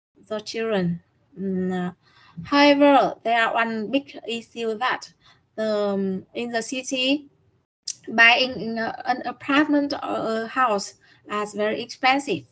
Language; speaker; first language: English; non-native, learner; Vietnamese